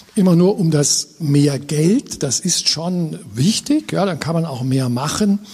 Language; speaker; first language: German; native; German